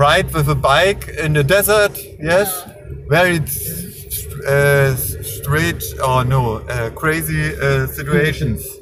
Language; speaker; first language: English; non-native, learner; German